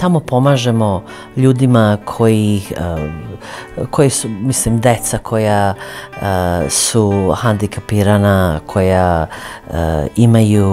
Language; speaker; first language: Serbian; early bilingual, other home language; Croatian